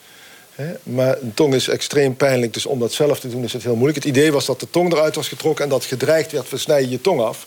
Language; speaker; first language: Dutch; native; Dutch